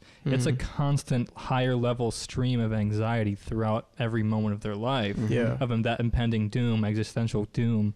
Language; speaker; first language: English; native; English